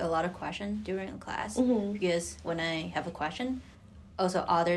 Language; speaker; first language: English; non-native, fluent; Chinese